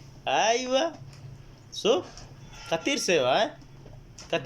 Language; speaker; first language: Arabic; non-native, learner; Bangla